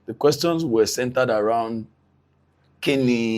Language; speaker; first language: English; non-native, local second language; Yoruba